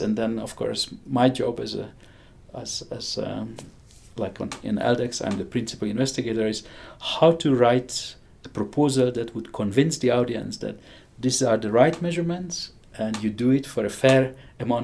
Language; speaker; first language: English; non-native, fluent; Hungarian